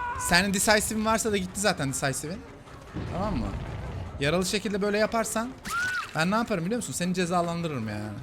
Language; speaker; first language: Turkish; native; Turkish